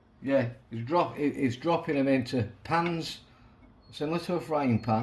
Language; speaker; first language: English; native; English